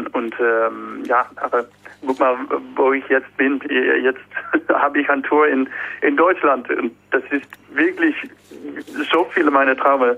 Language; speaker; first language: German; non-native, learner; Dutch